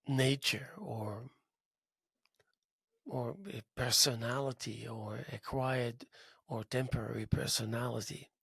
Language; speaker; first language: English; non-native, fluent; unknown